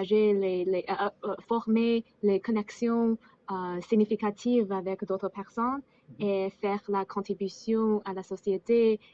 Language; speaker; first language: French; non-native, learner; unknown